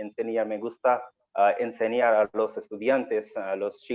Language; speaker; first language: Spanish; non-native, learner; Bangla